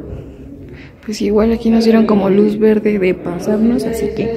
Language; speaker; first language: Spanish; native; Spanish